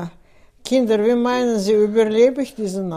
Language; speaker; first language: German; non-native, fluent; Russian